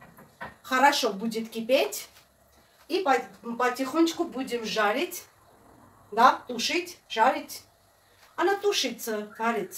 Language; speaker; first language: Russian; non-native, fluent; Armenian